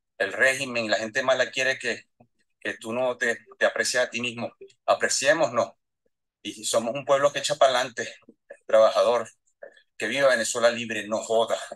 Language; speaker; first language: Spanish; native; Spanish